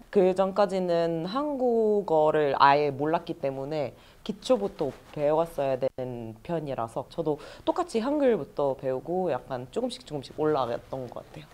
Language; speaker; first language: Korean; non-native, fluent; Arabic